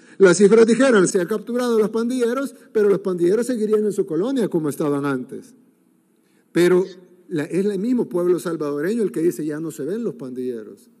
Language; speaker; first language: Spanish; native; Spanish